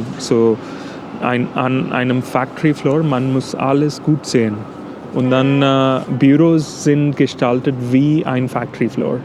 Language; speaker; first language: German; non-native, fluent; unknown